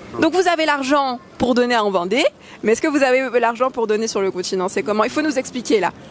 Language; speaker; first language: French; early bilingual, other home language; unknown